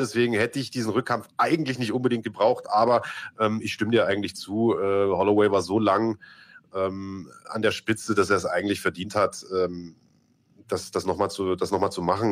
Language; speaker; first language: German; native; German